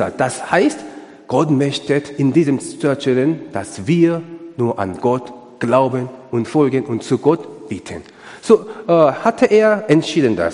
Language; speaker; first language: German; non-native, learner; Korean